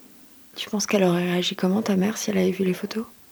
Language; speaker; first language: French; native; French